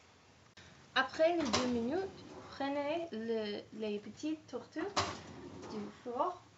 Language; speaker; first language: French; non-native, learner; English